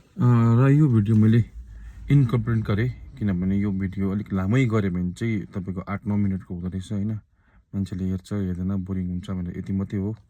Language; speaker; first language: Nepali; native; Nepali